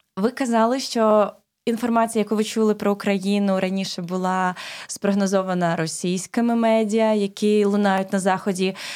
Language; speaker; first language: Ukrainian; native; Ukrainian